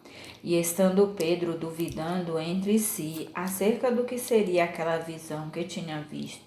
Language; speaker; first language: Portuguese; native; Portuguese